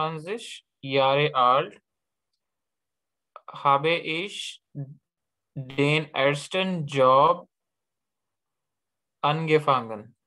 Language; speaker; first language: German; non-native, learner; Urdu